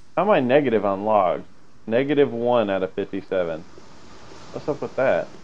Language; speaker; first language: English; native; English